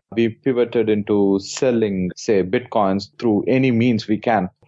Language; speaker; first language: English; non-native, local second language; Tamil